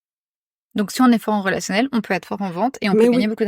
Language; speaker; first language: French; native; French